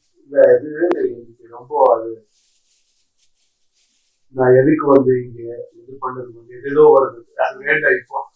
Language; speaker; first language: Tamil; non-native, learner; Kannada